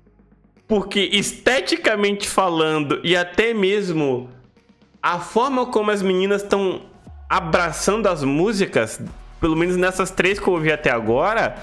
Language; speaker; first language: Portuguese; native; Portuguese